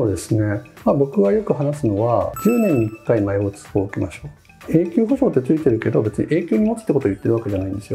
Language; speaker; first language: Japanese; native; Japanese